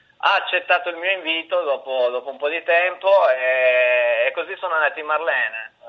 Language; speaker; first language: Italian; native; Italian